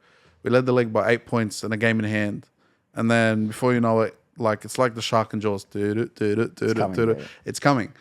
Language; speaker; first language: English; native; English